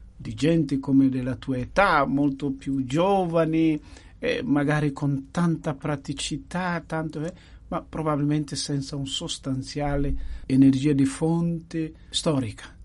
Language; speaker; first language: Italian; non-native, fluent; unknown